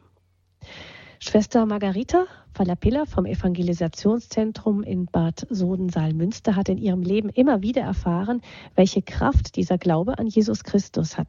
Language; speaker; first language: German; native; German